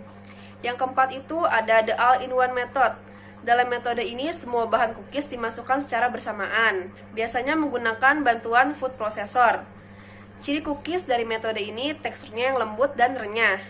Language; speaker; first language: Indonesian; native; Indonesian